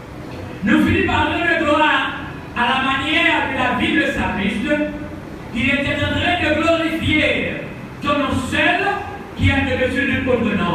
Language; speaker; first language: French; non-native, local second language; Haitian Creole